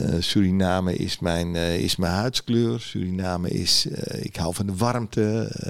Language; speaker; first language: Dutch; early bilingual, other home language; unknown